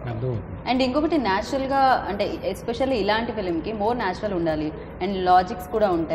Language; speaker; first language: Telugu; native; Telugu